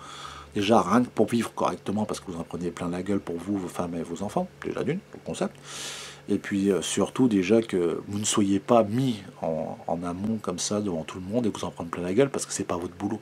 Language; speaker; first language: French; native; French